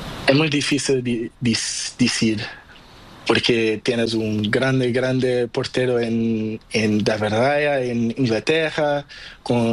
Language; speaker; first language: Spanish; non-native, learner; Portuguese